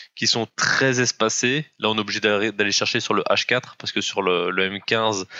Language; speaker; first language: French; native; French